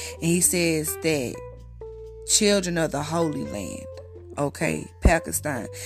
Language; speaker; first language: English; native; English